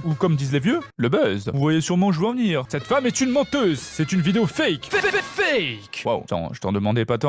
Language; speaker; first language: French; native; French